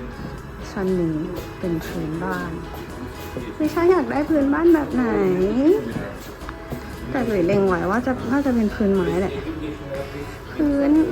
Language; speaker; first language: Thai; native; Thai